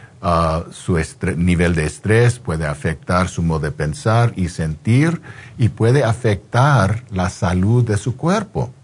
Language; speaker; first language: Spanish; non-native, fluent; English